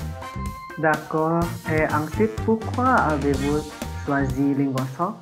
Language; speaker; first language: French; non-native, fluent; Indonesian